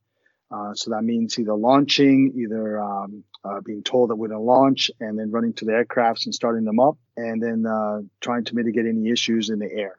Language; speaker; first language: English; early bilingual, other home language; Spanish